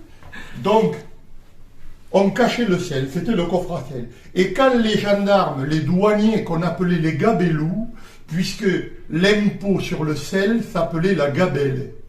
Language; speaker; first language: French; native; French